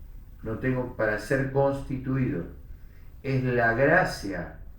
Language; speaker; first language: Spanish; native; Spanish